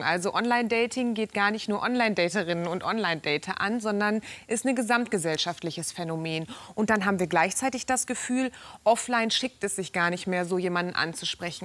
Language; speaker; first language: German; native; German